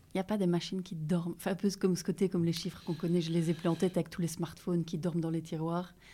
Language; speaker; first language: French; native; French